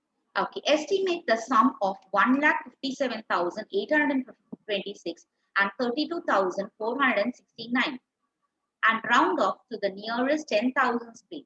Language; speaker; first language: English; non-native, local second language; Tamil